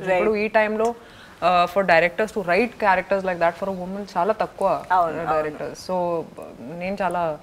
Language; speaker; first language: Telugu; non-native, fluent; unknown